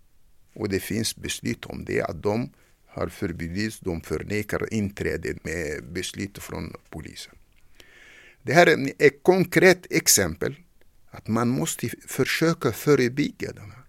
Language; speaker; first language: Swedish; non-native, fluent; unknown